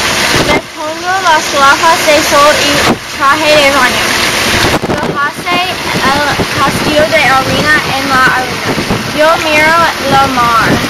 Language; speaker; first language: Spanish; non-native, learner; English